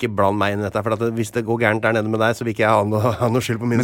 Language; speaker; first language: Norwegian; native; Norwegian